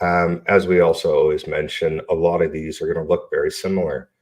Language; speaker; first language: English; native; English